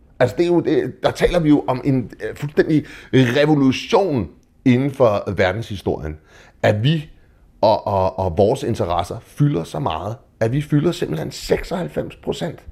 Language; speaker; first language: Danish; native; Danish